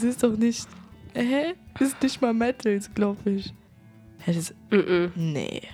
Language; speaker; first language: German; native; German